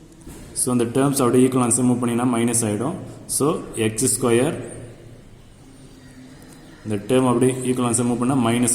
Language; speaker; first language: Tamil; native; Tamil